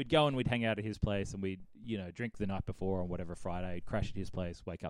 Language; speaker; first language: English; native; English